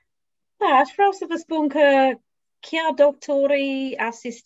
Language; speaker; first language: Romanian; non-native, learner; English